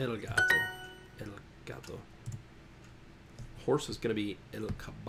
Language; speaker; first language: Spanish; non-native, learner; English